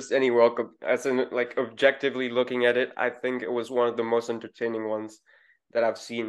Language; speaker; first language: English; non-native, fluent; Spanish